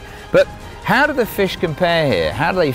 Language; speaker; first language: English; native; English